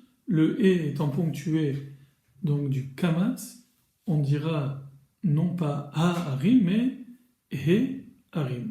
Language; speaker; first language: French; native; French